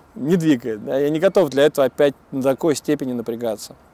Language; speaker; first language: Russian; native; Russian